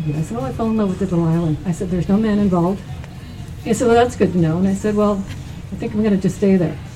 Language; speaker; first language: English; native; English